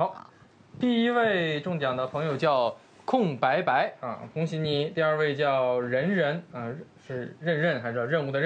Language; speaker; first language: Chinese; native; Chinese